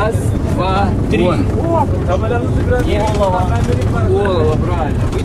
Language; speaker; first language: Russian; non-native, learner; Turkish